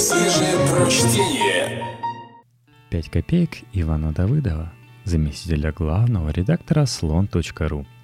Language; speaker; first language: Russian; native; Russian